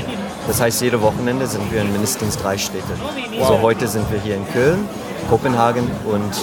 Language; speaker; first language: German; non-native, fluent; French